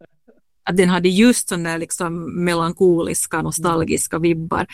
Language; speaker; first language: Swedish; native; Swedish